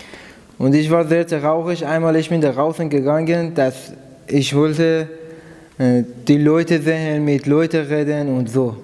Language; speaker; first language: German; non-native, learner; Persian